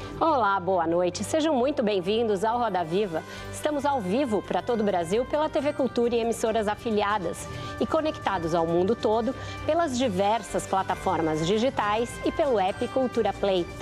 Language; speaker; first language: Portuguese; native; Portuguese